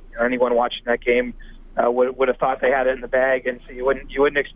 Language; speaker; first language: English; native; English